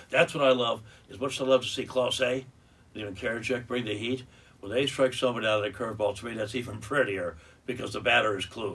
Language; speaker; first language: English; native; English